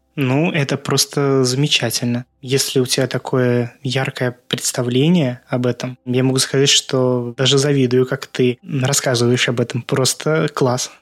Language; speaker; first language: Russian; non-native, local second language; Azerbaijani